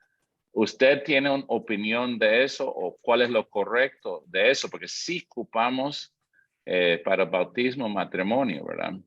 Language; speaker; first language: Spanish; non-native, fluent; English